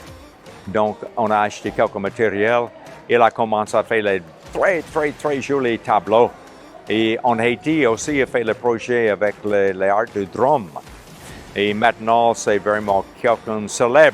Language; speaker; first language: French; non-native, local second language; Haitian Creole